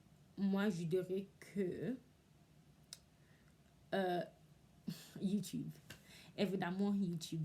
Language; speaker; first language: French; non-native, learner; English